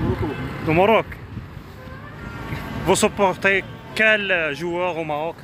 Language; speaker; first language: French; non-native, local second language; Arabic